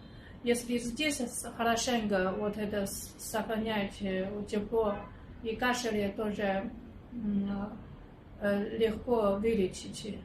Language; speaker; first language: Russian; non-native, learner; Chinese